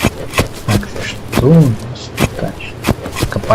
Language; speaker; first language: Russian; native; Russian